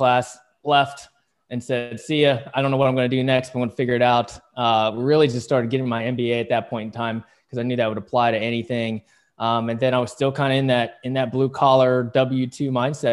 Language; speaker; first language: English; native; English